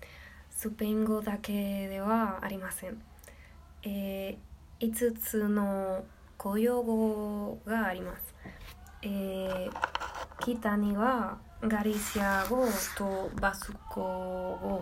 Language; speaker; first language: Japanese; non-native, learner; Spanish